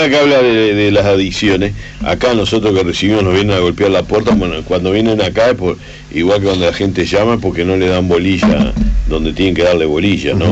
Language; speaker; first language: Spanish; native; Spanish